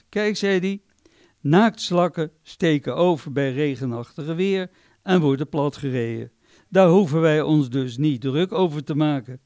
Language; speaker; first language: Dutch; native; Dutch